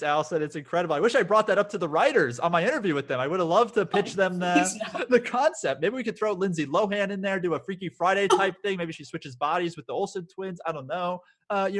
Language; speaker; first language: English; native; English